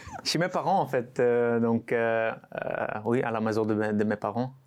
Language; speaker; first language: French; non-native, local second language; Dutch